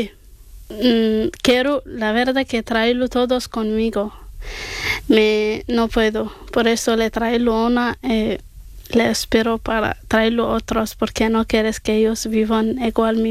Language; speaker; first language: Spanish; non-native, learner; Arabic